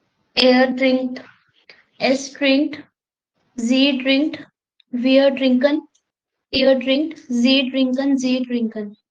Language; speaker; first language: German; non-native, learner; Hindi